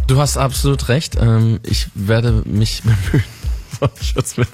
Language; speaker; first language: German; native; German